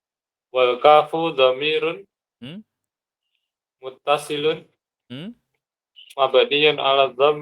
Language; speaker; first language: Arabic; non-native, learner; Indonesian